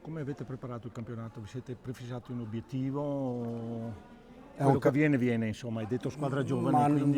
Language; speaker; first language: Italian; native; Italian